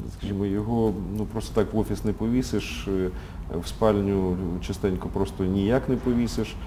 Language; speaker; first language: Ukrainian; native; Ukrainian